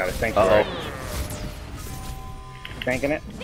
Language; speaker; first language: English; native; English